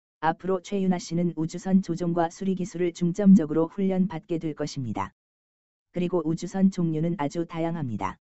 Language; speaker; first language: Korean; native; Korean